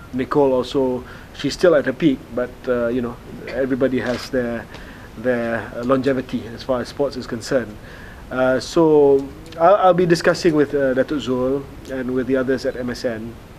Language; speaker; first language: English; non-native, local second language; Malay